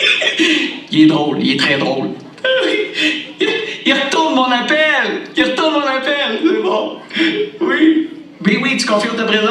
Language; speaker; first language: French; native; French